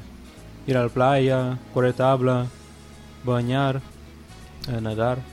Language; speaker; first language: Spanish; non-native, fluent; German